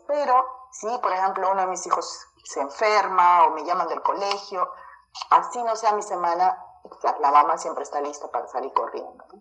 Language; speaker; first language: Spanish; native; Spanish